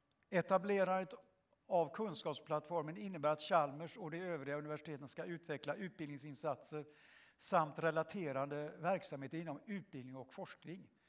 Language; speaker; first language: Swedish; native; Swedish